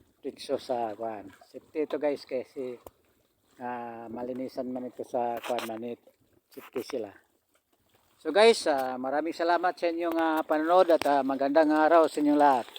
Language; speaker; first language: Filipino; non-native, local second language; Cebuano